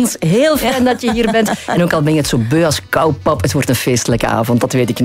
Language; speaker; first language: Dutch; native; Dutch